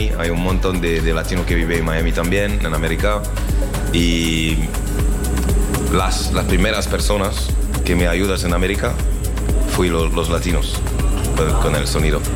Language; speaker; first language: Spanish; non-native, learner; French